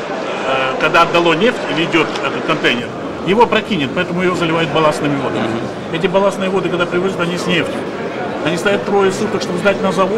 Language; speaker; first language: Russian; native; Russian